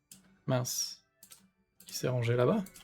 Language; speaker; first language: French; native; French